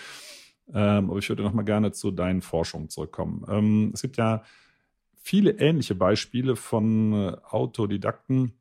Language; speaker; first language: German; native; German